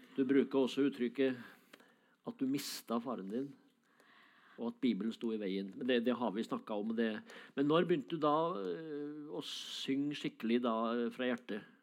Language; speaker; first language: Norwegian; native; Norwegian